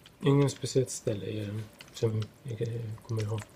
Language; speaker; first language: Swedish; non-native, local second language; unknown